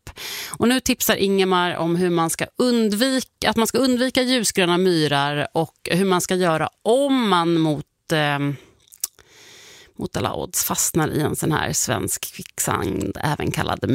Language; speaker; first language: Swedish; native; Swedish